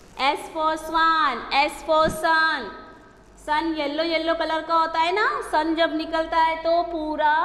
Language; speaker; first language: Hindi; non-native, local second language; Gujarati